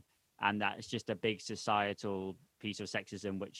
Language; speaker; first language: English; native; English